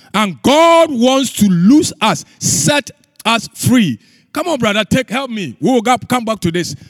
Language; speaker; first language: English; non-native, local second language; Akan